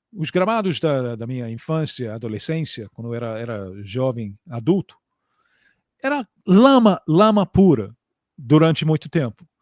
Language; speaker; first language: Portuguese; non-native, fluent; English